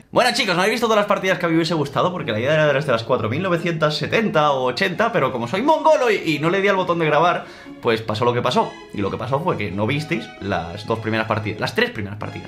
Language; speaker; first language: Spanish; native; Spanish